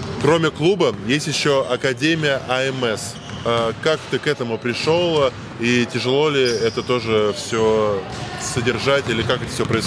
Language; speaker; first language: Russian; native; Russian